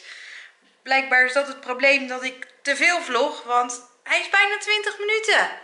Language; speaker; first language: Dutch; native; Dutch